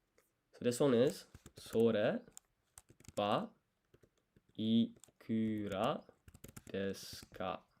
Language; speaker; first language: Japanese; non-native, learner; English